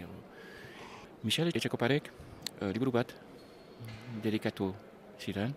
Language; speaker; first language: Basque; non-native, learner; English